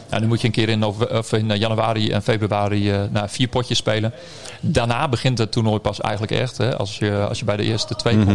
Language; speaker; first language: Dutch; native; Dutch